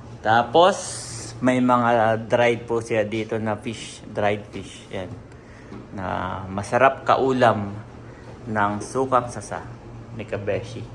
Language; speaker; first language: Filipino; native; Filipino